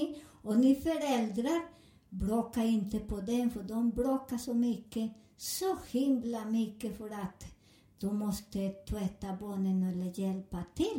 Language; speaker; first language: Swedish; non-native, learner; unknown